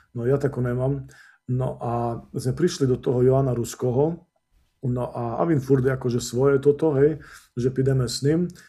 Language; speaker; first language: Slovak; non-native, local second language; Rusyn